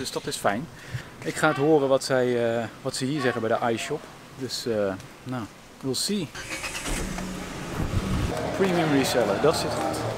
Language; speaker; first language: Dutch; native; Dutch